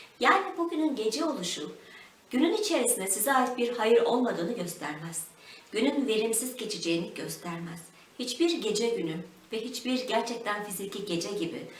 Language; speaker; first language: Turkish; native; Turkish